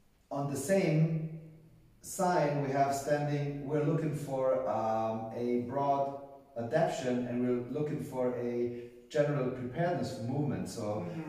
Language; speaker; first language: English; non-native, fluent; German